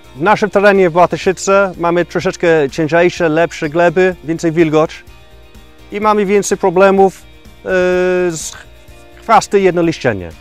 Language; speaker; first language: Polish; non-native, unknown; English